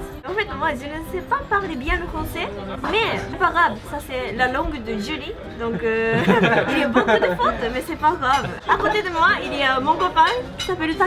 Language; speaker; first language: French; non-native, learner; Japanese